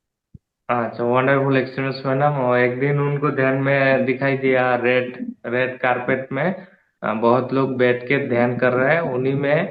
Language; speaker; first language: Hindi; non-native, local second language; Bangla